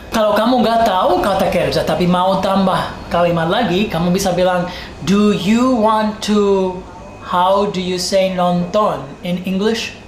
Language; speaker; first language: Indonesian; non-native, fluent; English